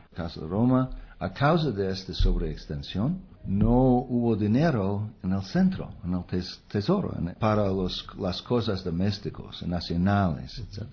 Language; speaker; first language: Spanish; non-native, fluent; English